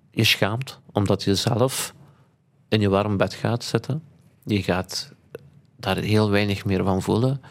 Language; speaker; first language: Dutch; early bilingual, other home language; Turkish